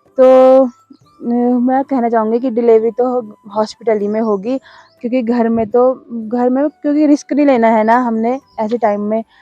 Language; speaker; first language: Hindi; native; Hindi